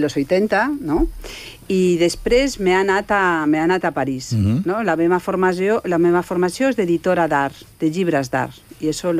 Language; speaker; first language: Catalan; non-native, local second language; Spanish